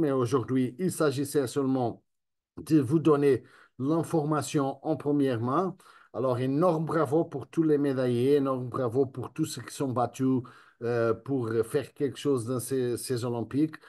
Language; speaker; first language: French; non-native, fluent; Spanish